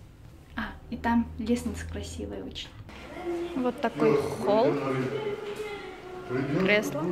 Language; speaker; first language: Russian; non-native, fluent; Armenian